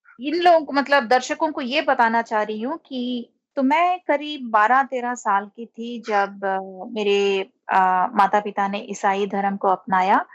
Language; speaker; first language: Hindi; non-native, local second language; Telugu